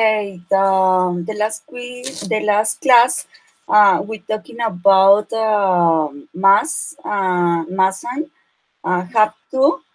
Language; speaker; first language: English; non-native, learner; Spanish